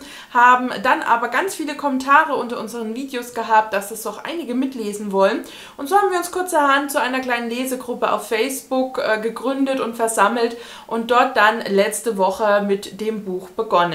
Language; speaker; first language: German; native; German